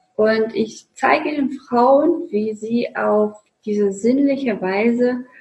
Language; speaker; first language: German; non-native, fluent; Russian